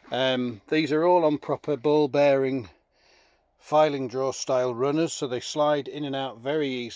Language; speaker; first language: English; native; English